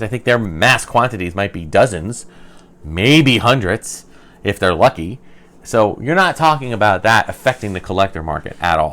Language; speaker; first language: English; native; English